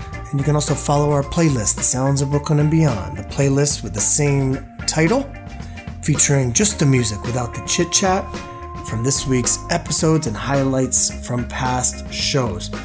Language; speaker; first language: English; native; English